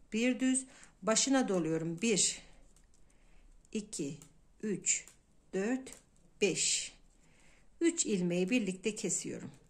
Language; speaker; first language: Turkish; native; Turkish